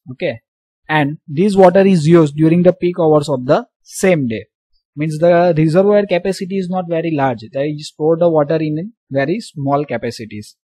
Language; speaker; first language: English; non-native, local second language; Gujarati